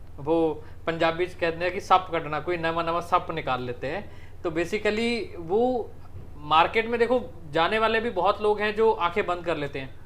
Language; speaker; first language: Hindi; non-native, local second language; Punjabi